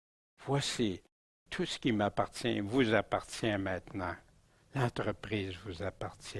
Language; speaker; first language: French; native; French